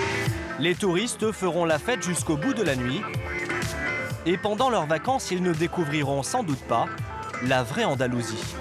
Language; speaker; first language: French; native; French